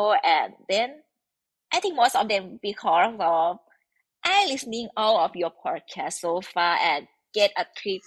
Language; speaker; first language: English; non-native, learner; Thai